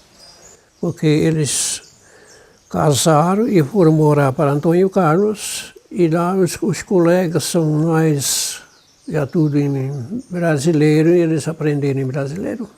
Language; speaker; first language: Portuguese; non-native, local second language; German